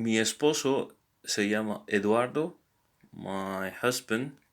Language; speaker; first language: Spanish; non-native, learner; English